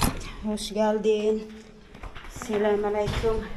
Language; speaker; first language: Turkish; non-native, learner; Filipino